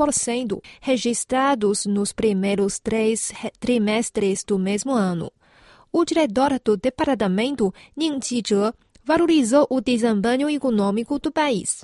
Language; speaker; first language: Portuguese; non-native, fluent; Chinese